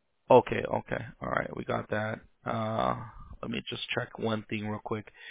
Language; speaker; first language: English; early bilingual, other home language; Spanish